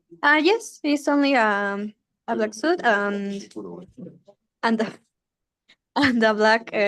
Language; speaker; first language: English; non-native, learner; Spanish